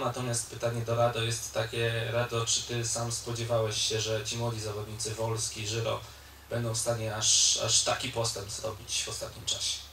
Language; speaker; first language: Polish; native; Polish